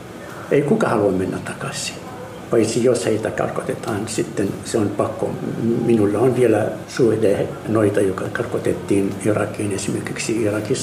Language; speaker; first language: Finnish; non-native, learner; Arabic